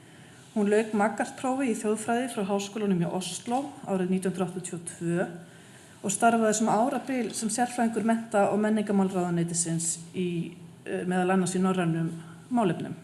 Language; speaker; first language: Icelandic; native; Icelandic